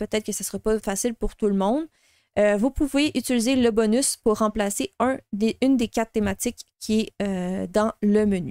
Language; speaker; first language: French; native; French